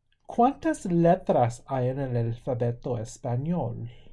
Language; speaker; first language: Spanish; non-native, fluent; English